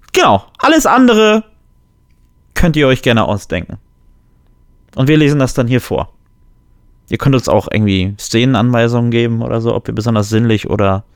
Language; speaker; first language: German; early bilingual, other home language; Polish